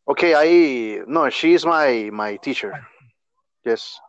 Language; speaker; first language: English; non-native, learner; Spanish